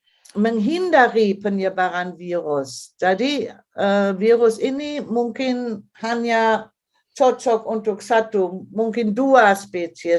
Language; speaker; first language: Indonesian; non-native, fluent; German